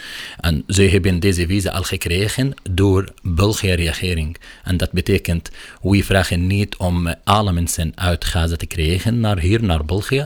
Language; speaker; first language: Dutch; non-native, learner; Arabic